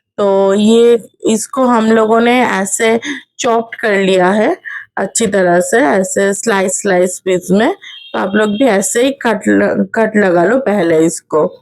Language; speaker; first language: Hindi; non-native, local second language; Bangla